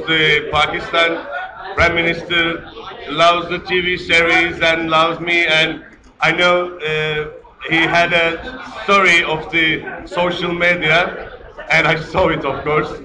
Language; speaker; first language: English; non-native, learner; Turkish